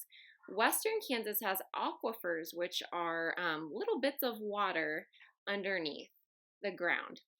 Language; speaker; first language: English; native; English